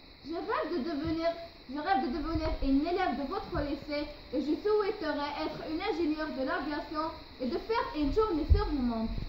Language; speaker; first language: French; non-native, local second language; Arabic